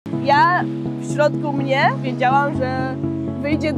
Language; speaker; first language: Polish; early bilingual, heritage; Polish